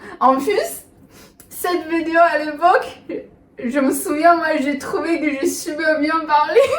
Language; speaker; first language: French; non-native, fluent; Chinese